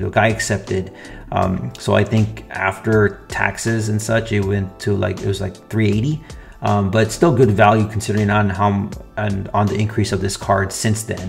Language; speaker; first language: English; native; English